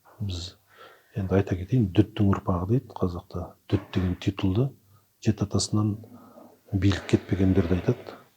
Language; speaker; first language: Kazakh; native; Kazakh